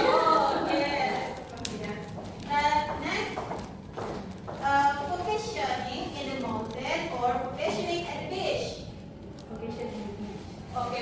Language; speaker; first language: English; non-native, learner; Indonesian